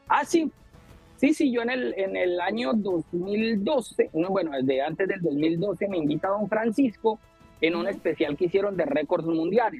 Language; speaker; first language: Spanish; native; Spanish